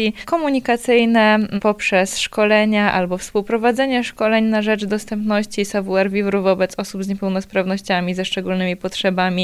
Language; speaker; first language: Polish; native; Polish